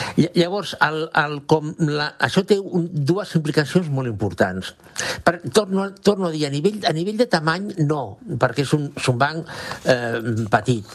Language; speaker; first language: Catalan; non-native, local second language; Spanish